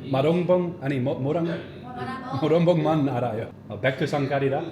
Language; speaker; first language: Korean; non-native, learner; Dutch